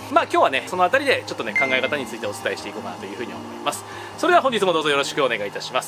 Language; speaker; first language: Japanese; native; Japanese